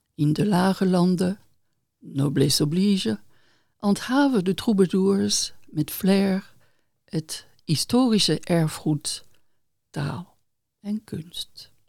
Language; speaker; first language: Dutch; non-native, fluent; French